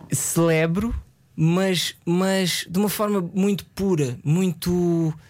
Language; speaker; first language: Portuguese; early bilingual, other home language; French